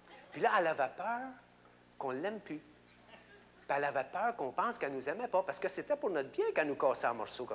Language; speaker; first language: French; native; French